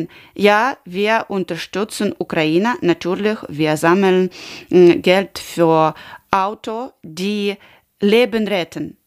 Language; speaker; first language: German; non-native, learner; Ukrainian